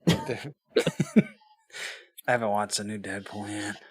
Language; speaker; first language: English; native; English